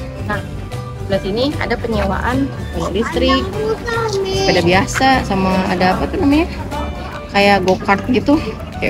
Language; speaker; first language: Indonesian; native; Indonesian